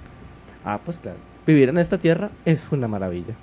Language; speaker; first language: Spanish; native; Spanish